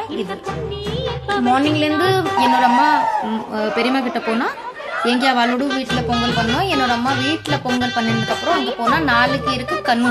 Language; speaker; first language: Tamil; early bilingual, heritage; Tamil